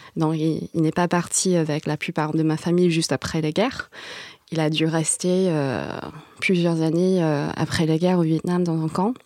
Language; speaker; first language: French; non-native, fluent; English